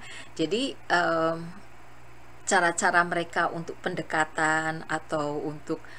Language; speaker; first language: Indonesian; native; Indonesian